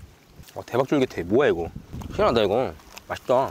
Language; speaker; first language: Korean; native; Korean